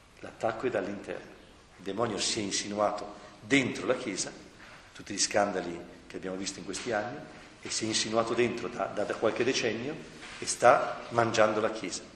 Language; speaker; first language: Italian; native; Italian